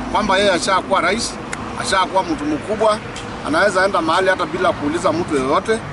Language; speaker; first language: Swahili; non-native, local second language; Kamba